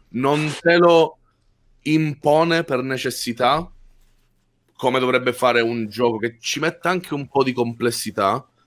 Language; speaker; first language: Italian; native; Italian